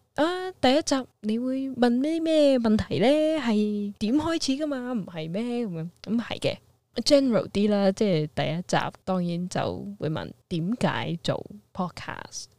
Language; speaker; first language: Cantonese; early bilingual, heritage; Cantonese